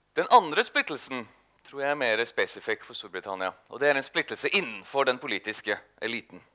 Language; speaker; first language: Norwegian; native; Norwegian